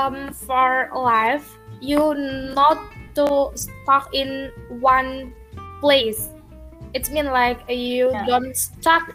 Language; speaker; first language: English; non-native, learner; Indonesian